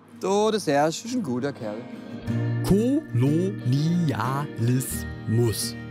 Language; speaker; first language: German; native; German